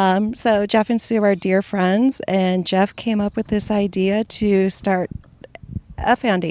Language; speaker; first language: English; native; English